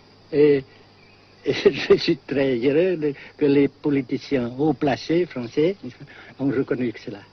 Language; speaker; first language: French; non-native, fluent; Vietnamese